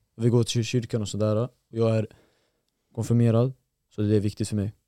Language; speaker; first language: Swedish; early bilingual, other home language; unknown